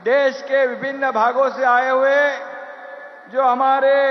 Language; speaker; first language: Hindi; non-native, local second language; Marathi